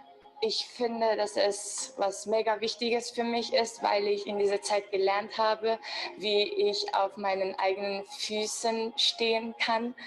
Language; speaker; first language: German; non-native, fluent; Turkish